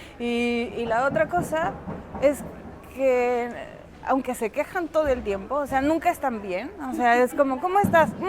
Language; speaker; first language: Spanish; native; Spanish